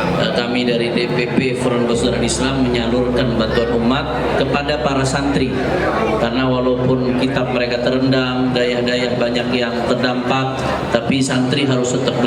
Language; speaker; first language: Indonesian; native; Indonesian